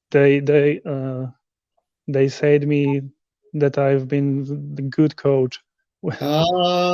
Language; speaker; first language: English; non-native, learner; Polish